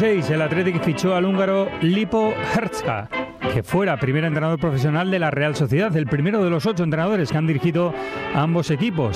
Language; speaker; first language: Spanish; native; Spanish